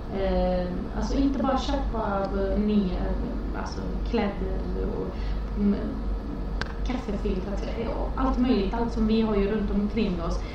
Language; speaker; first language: Swedish; non-native, fluent; Romanian